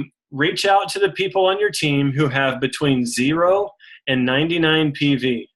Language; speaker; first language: English; native; English